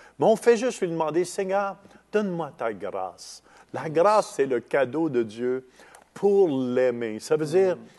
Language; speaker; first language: French; native; French